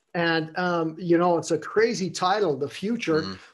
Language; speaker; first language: English; native; English